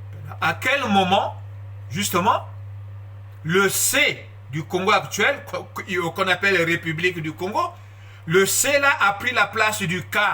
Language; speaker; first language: French; non-native, local second language; Kongo